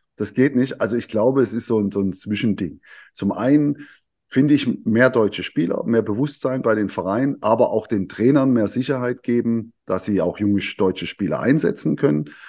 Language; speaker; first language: German; native; German